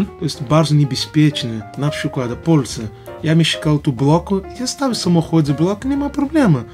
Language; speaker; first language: Polish; non-native, learner; Portuguese